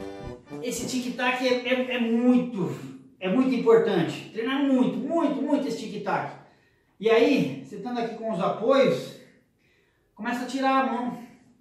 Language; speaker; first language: Portuguese; native; Portuguese